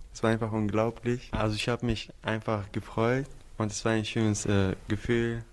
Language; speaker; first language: German; non-native, fluent; Arabic